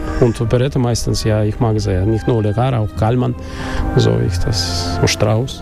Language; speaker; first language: German; non-native, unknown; Russian